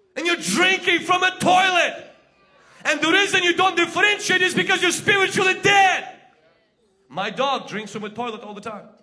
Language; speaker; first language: English; non-native, fluent; Ukrainian